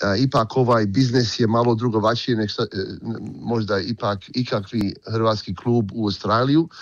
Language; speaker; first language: Croatian; early bilingual, heritage; Croatian